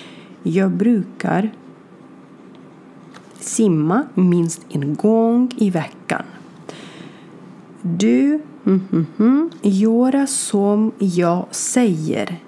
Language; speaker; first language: Swedish; non-native, learner; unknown